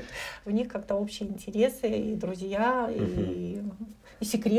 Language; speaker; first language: Russian; native; Russian